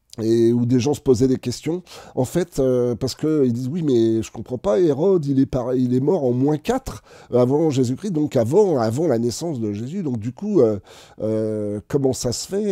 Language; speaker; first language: French; native; French